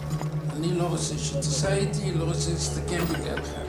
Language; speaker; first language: Hebrew; non-native, fluent; Yiddish